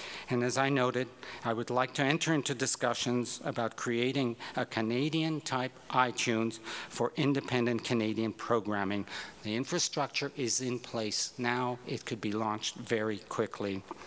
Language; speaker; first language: English; native; English